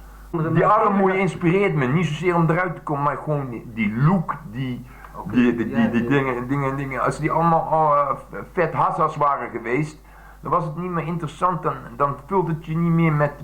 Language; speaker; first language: Dutch; native; Dutch